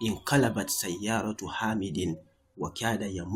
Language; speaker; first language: Arabic; non-native, fluent; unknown